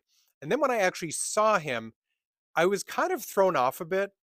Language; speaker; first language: English; native; English